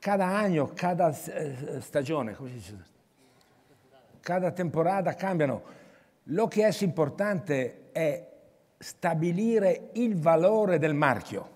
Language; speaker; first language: Spanish; non-native, learner; Italian